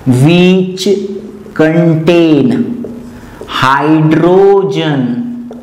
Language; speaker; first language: English; non-native, local second language; Marathi